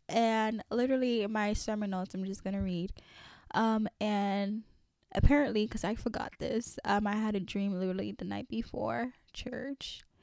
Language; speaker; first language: English; early bilingual, other home language; Haitian Creole